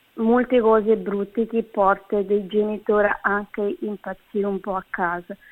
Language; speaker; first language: Italian; non-native, fluent; Kabuverdianu